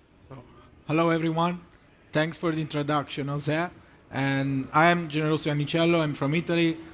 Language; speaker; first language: English; non-native, fluent; Italian